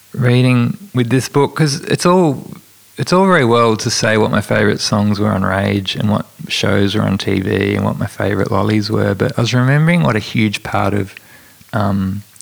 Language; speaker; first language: English; native; English